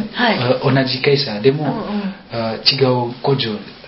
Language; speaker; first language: Japanese; non-native, learner; Indonesian